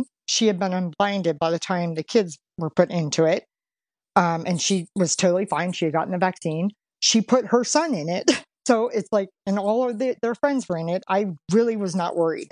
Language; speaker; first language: English; native; English